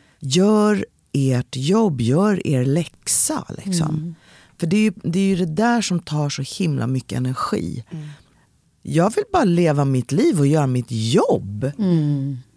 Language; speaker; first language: Swedish; native; Swedish